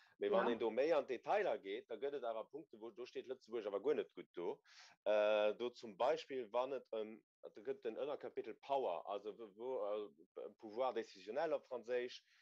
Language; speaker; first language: Luxembourgish; native; Luxembourgish